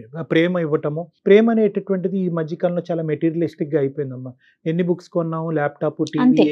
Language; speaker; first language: Telugu; native; Telugu